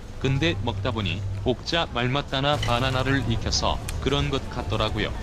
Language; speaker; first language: Korean; native; Korean